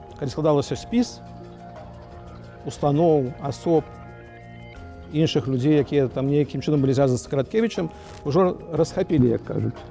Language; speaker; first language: Belarusian; native; Belarusian